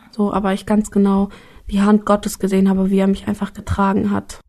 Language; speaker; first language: German; native; German